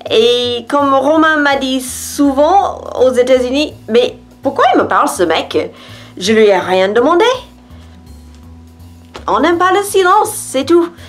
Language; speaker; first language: French; non-native, fluent; English